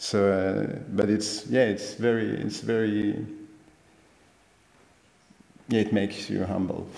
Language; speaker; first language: English; non-native, fluent; French